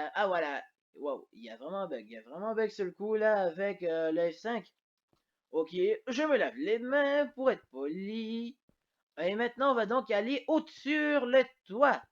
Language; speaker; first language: French; native; French